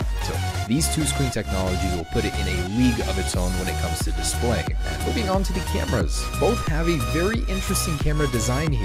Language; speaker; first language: English; native; English